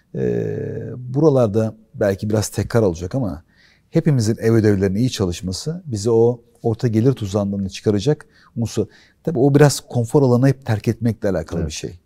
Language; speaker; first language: Turkish; native; Turkish